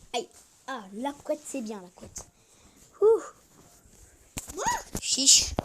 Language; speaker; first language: French; native; French